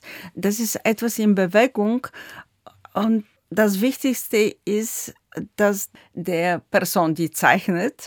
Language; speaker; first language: German; non-native, fluent; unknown